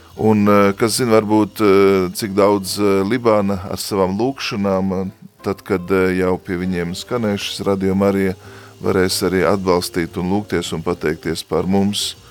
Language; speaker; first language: Latvian; native; Latvian